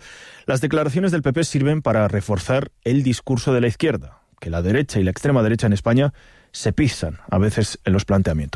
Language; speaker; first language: Spanish; native; Spanish